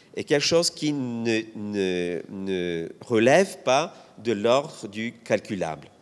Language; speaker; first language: French; non-native, fluent; Bulgarian